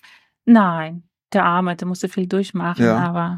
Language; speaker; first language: German; early bilingual, other home language; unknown